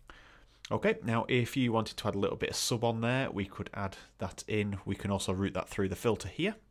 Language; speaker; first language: English; native; English